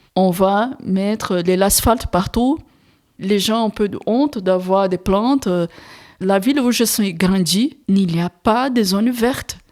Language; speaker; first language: French; non-native, fluent; Portuguese